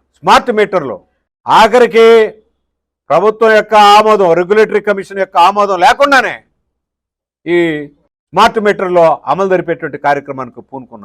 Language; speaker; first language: Telugu; native; Telugu